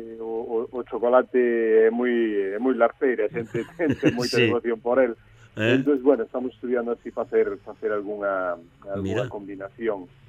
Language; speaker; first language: Galician; native; Galician